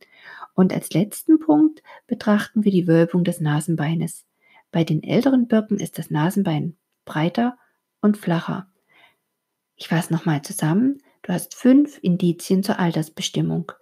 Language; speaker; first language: German; native; German